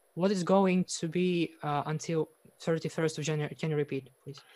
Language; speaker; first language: English; non-native, learner; Russian